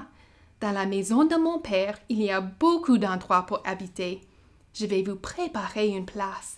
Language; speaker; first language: French; native; French